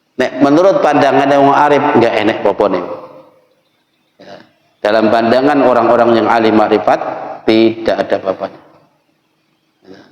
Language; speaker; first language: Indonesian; non-native, local second language; Javanese